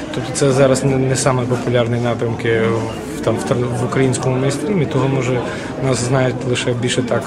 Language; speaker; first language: Ukrainian; native; Ukrainian